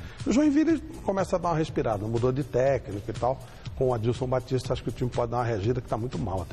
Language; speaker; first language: Portuguese; native; Portuguese